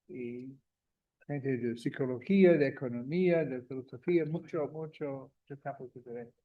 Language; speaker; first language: Spanish; non-native, fluent; English